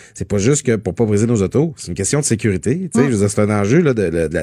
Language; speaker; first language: French; native; French